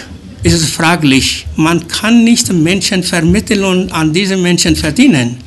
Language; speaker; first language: German; early bilingual, other home language; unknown